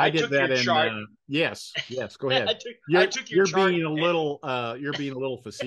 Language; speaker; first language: English; native; English